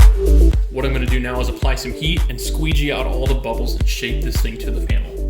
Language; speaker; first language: English; native; English